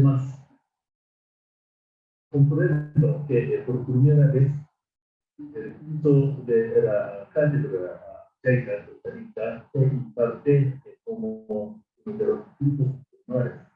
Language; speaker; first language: Spanish; non-native, fluent; Japanese